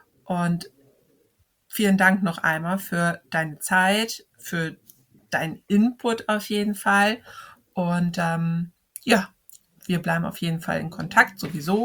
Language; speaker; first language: German; native; German